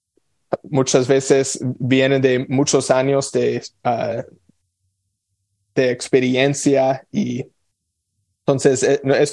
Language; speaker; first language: Spanish; non-native, fluent; English